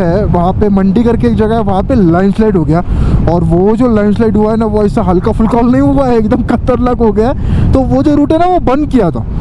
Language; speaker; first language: Hindi; non-native, local second language; Marathi